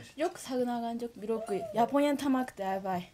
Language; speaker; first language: Kyrgyz; non-native, learner; Japanese